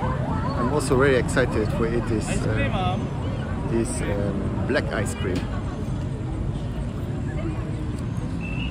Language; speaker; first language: English; non-native, learner; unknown